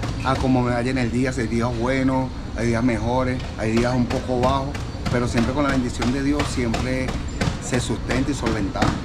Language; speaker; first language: Spanish; native; Spanish